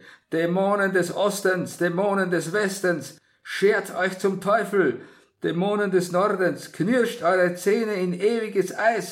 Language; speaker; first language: German; native; German